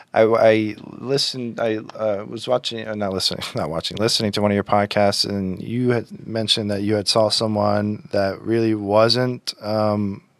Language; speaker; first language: English; native; English